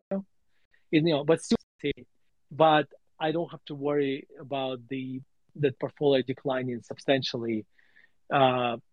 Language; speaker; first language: English; non-native, fluent; Russian